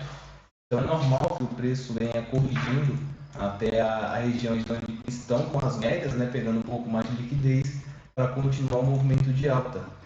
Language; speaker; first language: Portuguese; native; Portuguese